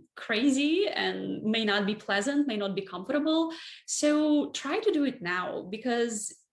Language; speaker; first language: English; non-native, fluent; Russian